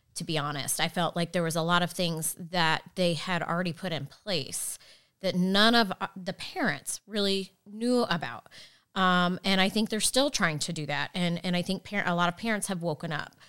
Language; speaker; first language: English; native; English